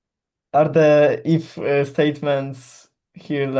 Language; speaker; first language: English; non-native, learner; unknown